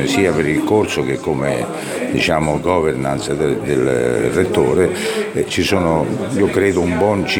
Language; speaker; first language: Italian; native; Italian